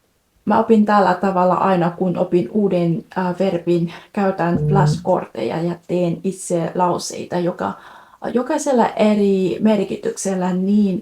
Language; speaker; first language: Finnish; non-native, fluent; Vietnamese